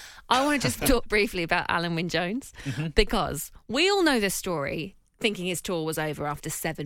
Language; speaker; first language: English; native; English